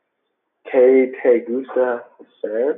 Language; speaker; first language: Spanish; non-native, learner; English